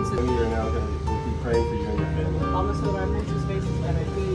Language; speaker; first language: Spanish; non-native, learner; English